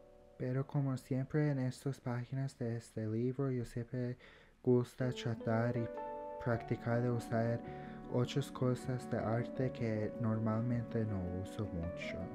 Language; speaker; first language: Spanish; early bilingual, heritage; English